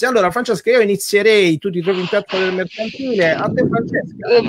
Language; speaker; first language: Italian; native; Italian